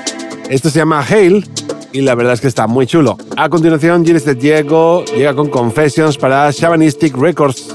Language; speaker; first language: Spanish; native; Spanish